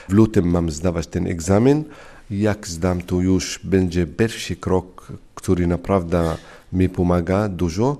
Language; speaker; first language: Polish; non-native, fluent; Arabic